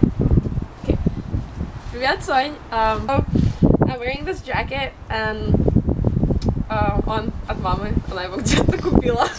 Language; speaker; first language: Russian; early bilingual, heritage; Russian